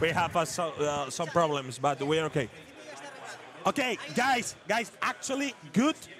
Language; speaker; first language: English; non-native, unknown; Spanish